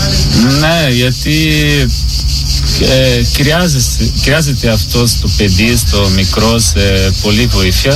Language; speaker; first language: Greek; non-native, learner; Portuguese